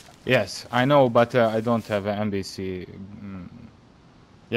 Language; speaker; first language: English; non-native, learner; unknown